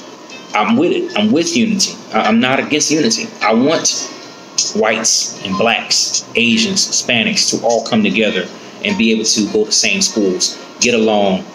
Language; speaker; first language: English; native; English